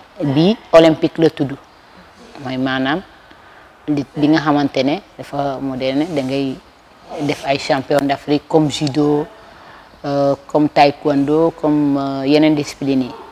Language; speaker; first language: Wolof; non-native, local second language; Jola-Fonyi